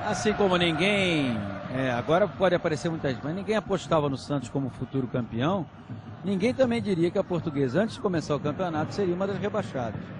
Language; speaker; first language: Portuguese; native; Portuguese